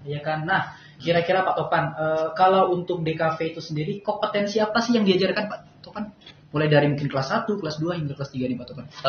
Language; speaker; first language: Indonesian; native; Indonesian